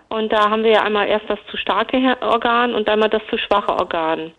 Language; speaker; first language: German; native; German